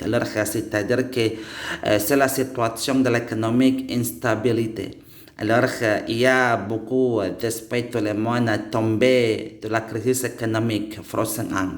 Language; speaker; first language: French; non-native, learner; Indonesian